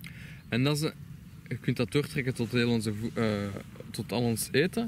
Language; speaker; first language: Dutch; native; Dutch